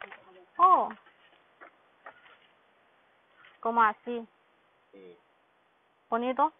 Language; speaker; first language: Spanish; non-native, learner; Chinese